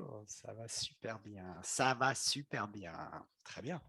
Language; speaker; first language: French; non-native, fluent; English